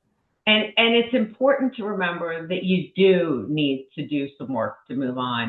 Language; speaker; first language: English; native; English